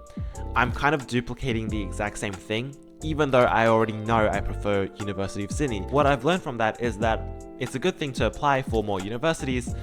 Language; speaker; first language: English; early bilingual, other home language; Chinese